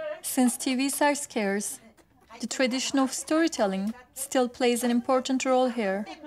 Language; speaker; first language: English; non-native, fluent; Turkish